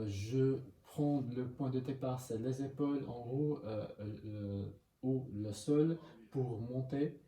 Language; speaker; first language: French; non-native, learner; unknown